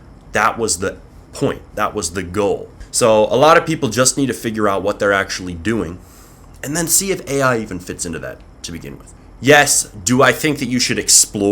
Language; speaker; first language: English; native; English